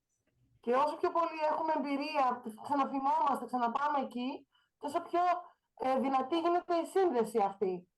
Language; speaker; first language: Greek; native; Greek